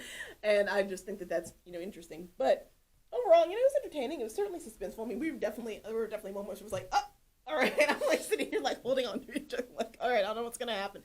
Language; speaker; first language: English; native; English